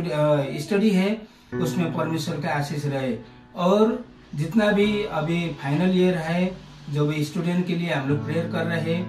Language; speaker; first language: Hindi; non-native, local second language; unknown